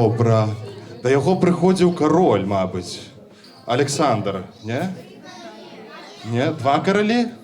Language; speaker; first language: Belarusian; non-native, local second language; Russian